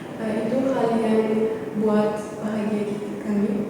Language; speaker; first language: Indonesian; non-native, learner; Uzbek